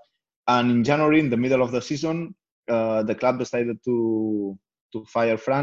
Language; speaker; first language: English; non-native, fluent; Spanish